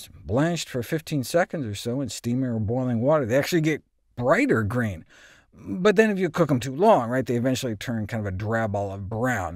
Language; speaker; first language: English; native; English